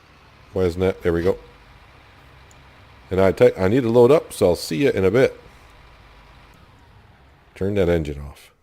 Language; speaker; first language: English; native; English